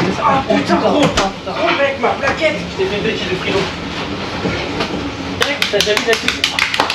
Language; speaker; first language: French; native; French